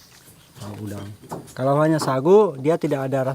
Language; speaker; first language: Indonesian; non-native, local second language; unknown